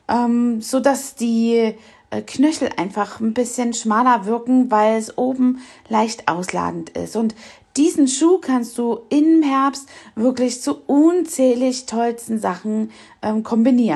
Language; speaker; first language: German; native; German